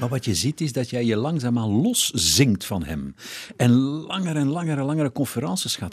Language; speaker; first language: Dutch; native; Dutch